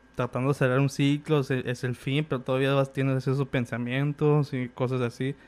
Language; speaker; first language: Spanish; early bilingual, other home language; English